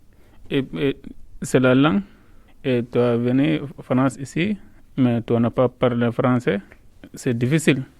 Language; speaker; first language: French; non-native, learner; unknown